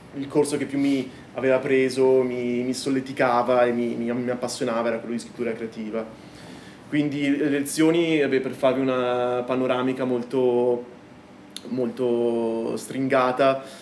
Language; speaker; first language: Italian; native; Italian